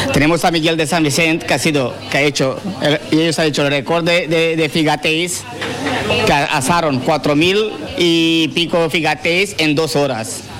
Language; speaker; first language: Spanish; non-native, fluent; Romanian